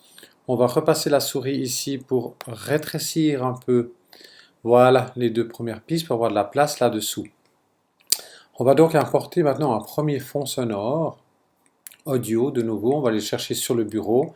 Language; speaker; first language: French; native; French